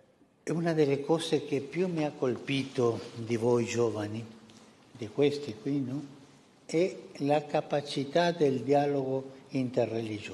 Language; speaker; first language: Italian; non-native, fluent; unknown